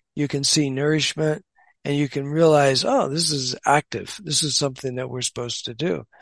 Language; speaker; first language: English; native; English